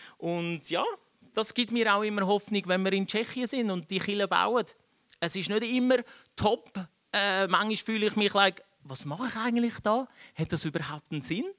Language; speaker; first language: German; early bilingual, other home language; Czech